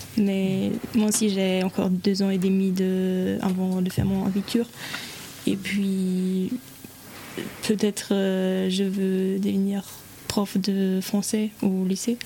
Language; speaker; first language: French; non-native, fluent; German